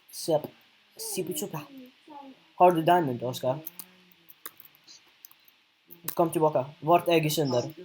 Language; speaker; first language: Swedish; early bilingual, other home language; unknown